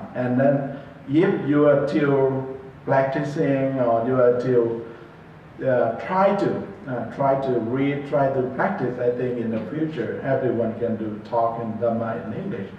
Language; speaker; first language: English; non-native, learner; Thai